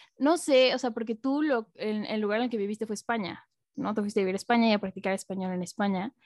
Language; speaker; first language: Spanish; native; Spanish